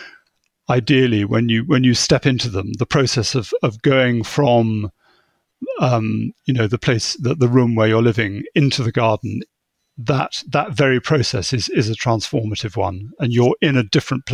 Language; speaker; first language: English; native; English